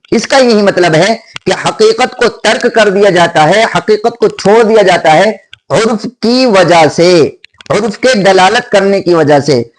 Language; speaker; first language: Urdu; native; Urdu